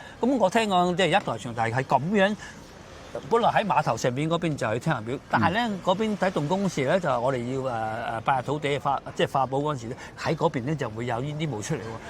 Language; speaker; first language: Cantonese; native; Cantonese